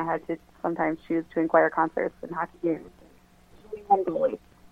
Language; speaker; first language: English; native; English